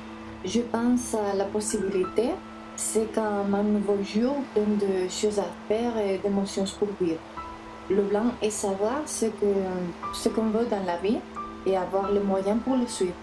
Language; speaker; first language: French; non-native, fluent; Spanish